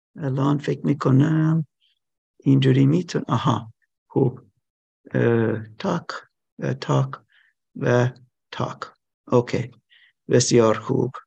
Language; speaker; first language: Persian; non-native, learner; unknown